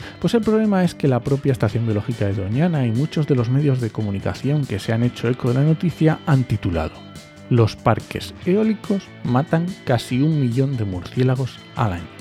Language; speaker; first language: Spanish; native; Spanish